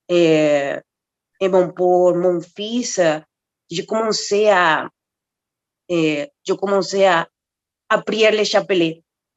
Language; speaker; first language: French; non-native, fluent; Spanish